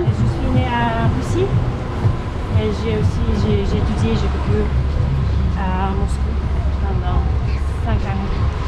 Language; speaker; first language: French; non-native, learner; Russian